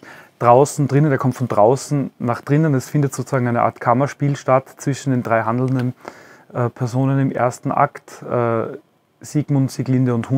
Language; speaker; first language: German; native; German